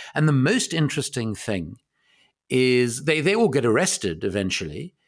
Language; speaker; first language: English; native; English